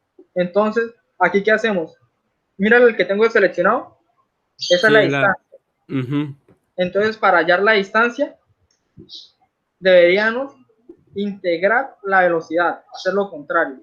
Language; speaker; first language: Spanish; native; Spanish